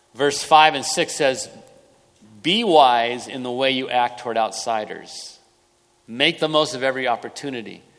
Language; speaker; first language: English; native; English